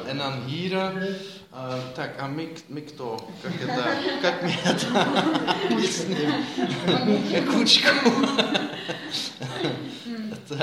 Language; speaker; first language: Russian; non-native, learner; Dutch